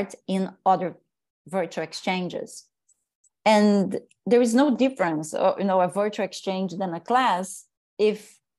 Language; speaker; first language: English; non-native, fluent; Portuguese